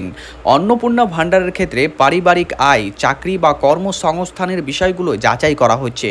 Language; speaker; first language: Bangla; native; Bangla